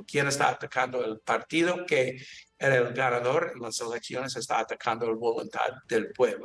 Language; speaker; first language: Spanish; non-native, learner; English